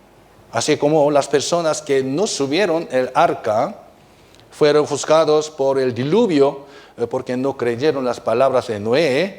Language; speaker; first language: Spanish; non-native, fluent; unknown